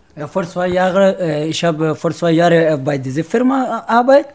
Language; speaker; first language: German; non-native, learner; Persian